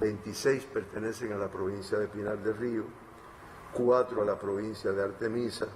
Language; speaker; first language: Spanish; native; Spanish